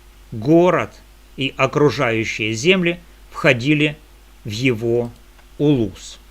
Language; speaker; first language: Russian; native; Russian